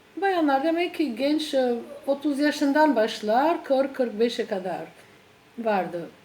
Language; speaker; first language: Turkish; non-native, fluent; Albanian